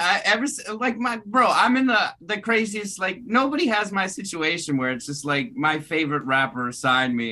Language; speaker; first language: English; native; English